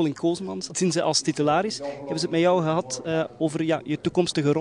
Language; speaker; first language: Dutch; native; Dutch